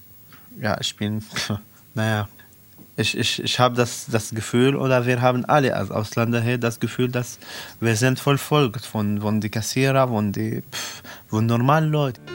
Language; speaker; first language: German; non-native, learner; Arabic